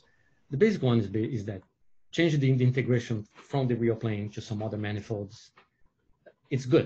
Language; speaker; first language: English; non-native, fluent; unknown